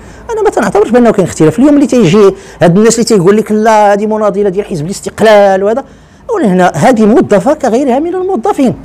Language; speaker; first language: Arabic; native; Arabic